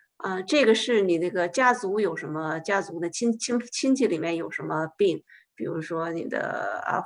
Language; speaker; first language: Chinese; native; Chinese